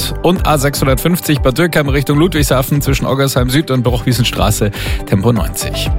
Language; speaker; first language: German; native; German